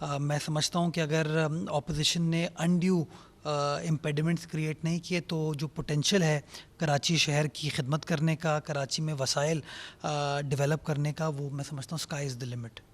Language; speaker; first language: Urdu; native; Urdu